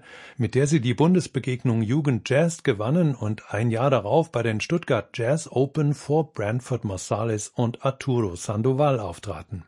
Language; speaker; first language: German; native; German